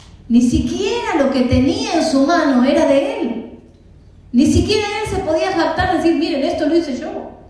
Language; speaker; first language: Spanish; native; Spanish